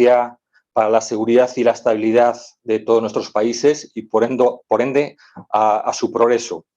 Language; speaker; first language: Spanish; native; Spanish